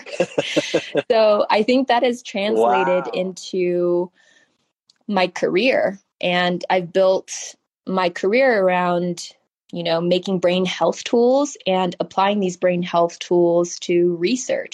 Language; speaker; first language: English; early bilingual, other home language; Chinese